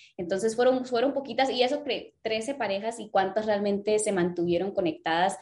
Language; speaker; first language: Spanish; early bilingual, other home language; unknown